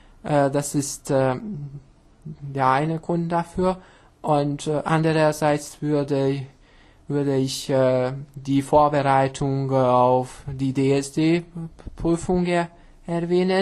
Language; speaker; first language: German; non-native, fluent; Hungarian